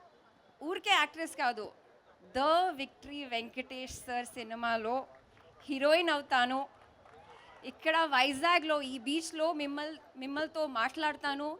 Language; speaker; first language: Telugu; non-native, learner; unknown